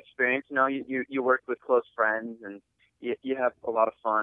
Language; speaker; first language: English; native; English